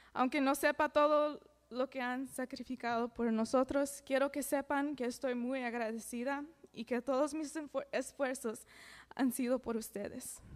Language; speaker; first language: Spanish; early bilingual, other home language; English